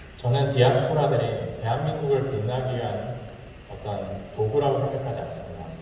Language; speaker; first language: Korean; native; Korean